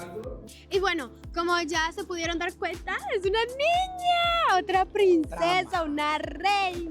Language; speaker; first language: Spanish; native; Spanish